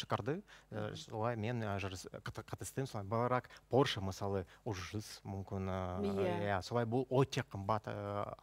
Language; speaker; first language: Kazakh; non-native, local second language; Russian